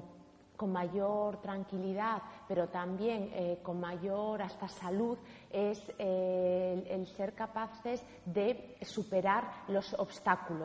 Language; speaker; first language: Spanish; native; Spanish